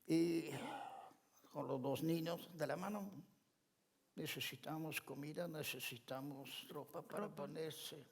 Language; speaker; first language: Spanish; non-native, fluent; Ladino